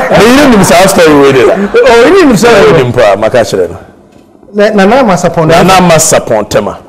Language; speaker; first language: English; non-native, local second language; Akan